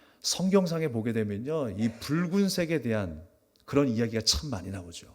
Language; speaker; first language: Korean; native; Korean